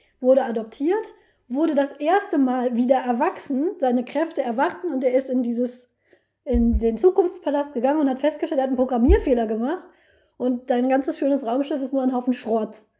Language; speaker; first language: German; native; German